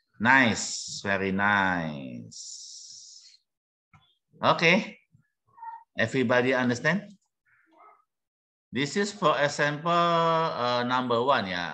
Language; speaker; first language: English; non-native, learner; Indonesian